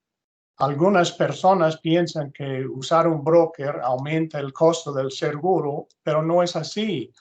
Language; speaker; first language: Spanish; non-native, fluent; English